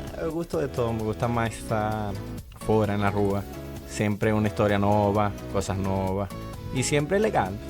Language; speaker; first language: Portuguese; non-native, learner; Spanish